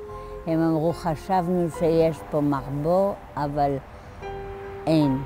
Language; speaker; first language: Hebrew; non-native, fluent; Polish